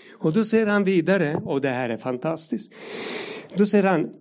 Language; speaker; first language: Swedish; non-native, fluent; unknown